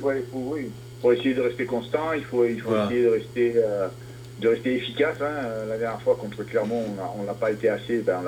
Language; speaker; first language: French; native; French